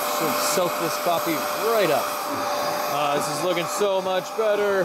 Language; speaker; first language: English; native; English